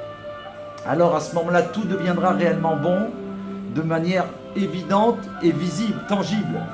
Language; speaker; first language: French; native; French